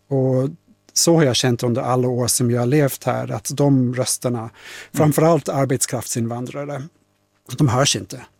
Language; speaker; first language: Swedish; non-native, fluent; English